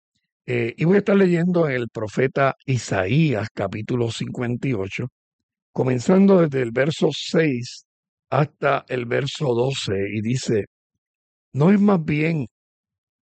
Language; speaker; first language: Spanish; native; Spanish